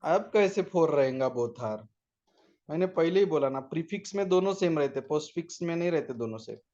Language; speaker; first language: Hindi; non-native, local second language; Marathi